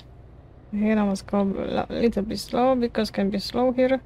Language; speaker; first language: English; non-native, learner; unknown